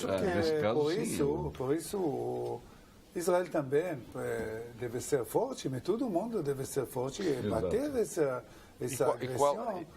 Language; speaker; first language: Portuguese; non-native, learner; Hebrew